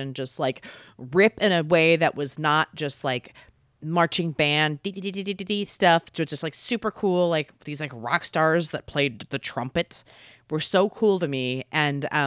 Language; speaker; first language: English; native; English